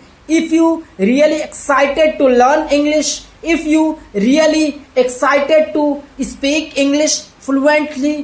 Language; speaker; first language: English; non-native, learner; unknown